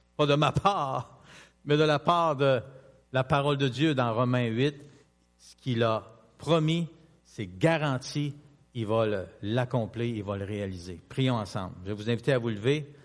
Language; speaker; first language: French; native; French